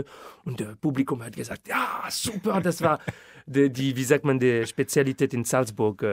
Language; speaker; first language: German; non-native, fluent; French